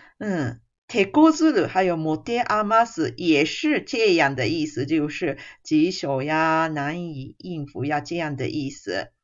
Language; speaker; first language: Chinese; non-native, fluent; Japanese